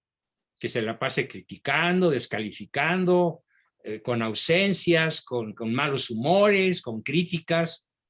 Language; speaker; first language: Spanish; native; Spanish